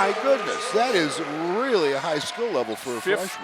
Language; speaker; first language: English; native; English